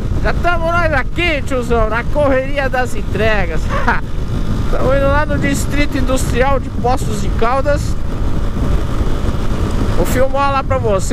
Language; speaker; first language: Portuguese; native; Portuguese